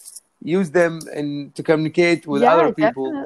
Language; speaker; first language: English; non-native, learner; Arabic